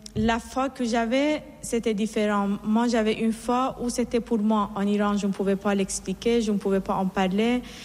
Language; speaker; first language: French; non-native, fluent; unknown